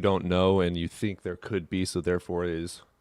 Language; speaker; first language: English; native; English